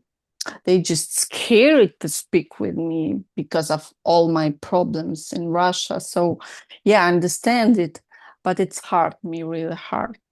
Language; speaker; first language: English; non-native, learner; Russian